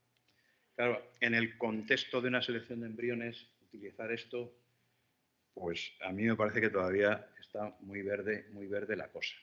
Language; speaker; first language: Spanish; native; Spanish